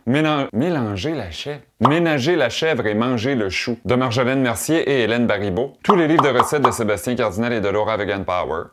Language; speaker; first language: French; native; French